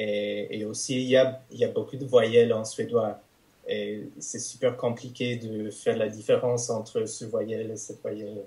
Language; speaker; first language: French; non-native, fluent; English